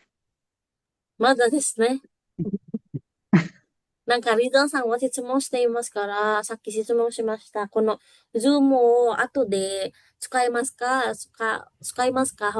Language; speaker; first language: Japanese; non-native, fluent; Indonesian